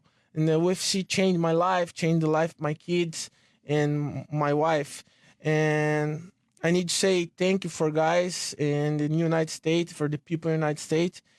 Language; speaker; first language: English; non-native, learner; Portuguese